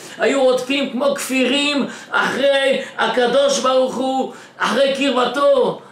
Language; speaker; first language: Hebrew; native; Hebrew